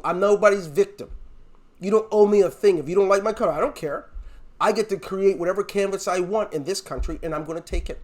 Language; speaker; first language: English; native; English